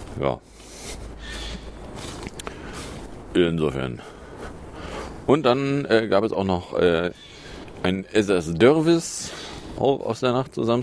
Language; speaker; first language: German; native; German